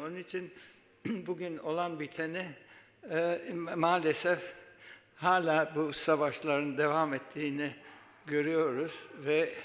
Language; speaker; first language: Turkish; early bilingual, heritage; Turkish